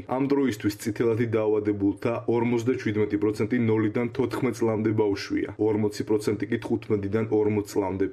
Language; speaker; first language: Georgian; native; Georgian